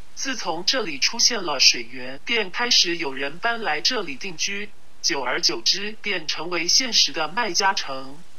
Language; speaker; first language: Chinese; non-native, local second language; Cantonese